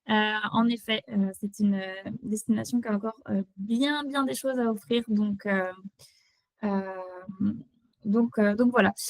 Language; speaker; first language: French; native; French